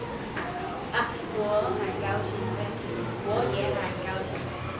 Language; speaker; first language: Chinese; non-native, learner; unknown